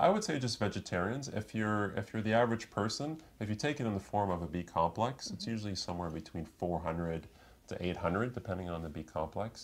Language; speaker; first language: English; native; English